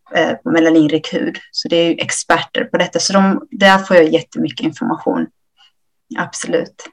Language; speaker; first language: Swedish; early bilingual, other home language; Amharic